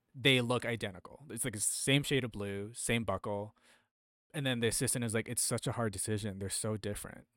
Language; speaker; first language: English; early bilingual, other home language; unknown